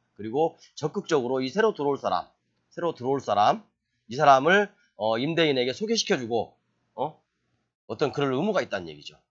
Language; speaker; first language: Korean; native; Korean